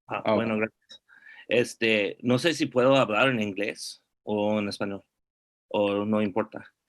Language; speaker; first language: Spanish; non-native, fluent; English